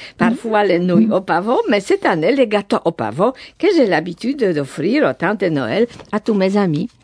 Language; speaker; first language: French; non-native, fluent; Polish